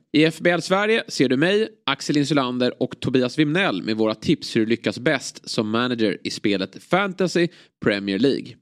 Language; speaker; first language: Swedish; native; Swedish